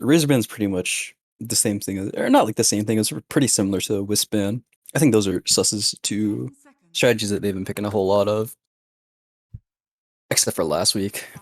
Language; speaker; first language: English; native; English